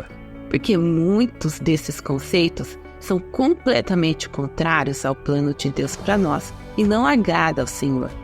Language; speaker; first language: Portuguese; native; Portuguese